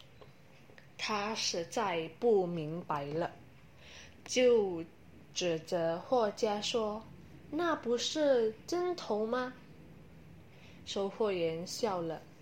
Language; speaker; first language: Chinese; non-native, learner; Indonesian